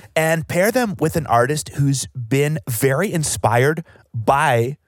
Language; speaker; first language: English; native; English